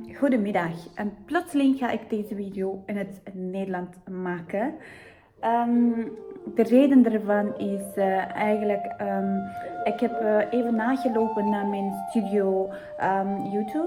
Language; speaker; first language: Dutch; non-native, fluent; Tibetan